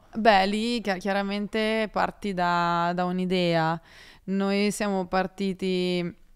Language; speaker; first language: Italian; native; Italian